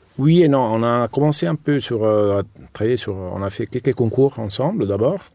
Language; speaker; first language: French; non-native, fluent; Italian